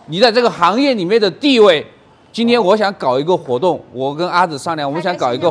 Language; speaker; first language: Chinese; native; Chinese